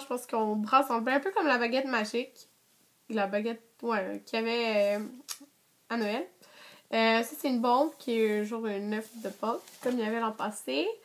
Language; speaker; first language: French; native; French